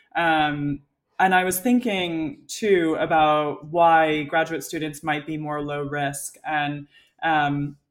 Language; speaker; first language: English; native; English